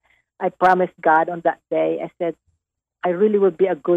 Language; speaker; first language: English; non-native, local second language; Hiligaynon